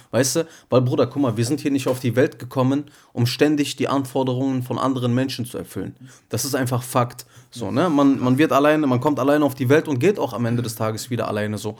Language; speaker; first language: German; early bilingual, other home language; Turkish